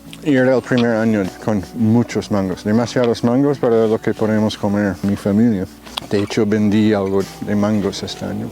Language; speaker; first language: Spanish; non-native, fluent; English